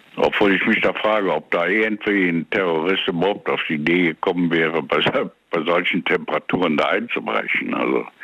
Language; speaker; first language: German; native; German